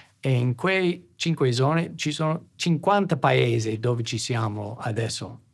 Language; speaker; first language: Italian; non-native, fluent; English